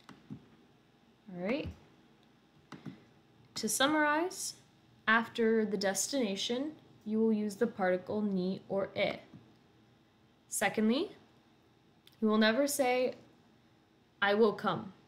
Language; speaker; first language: English; native; English